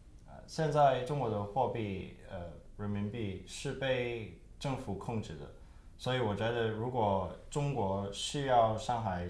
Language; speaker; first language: Chinese; early bilingual, heritage; Chinese